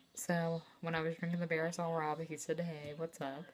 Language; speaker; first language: English; native; English